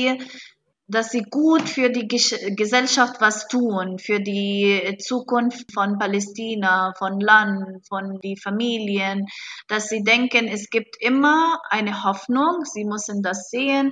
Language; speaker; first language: German; non-native, fluent; Arabic